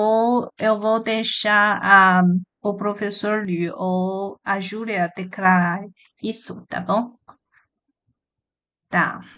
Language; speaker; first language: Portuguese; non-native, learner; Chinese